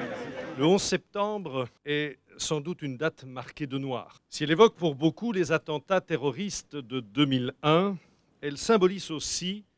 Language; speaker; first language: French; native; French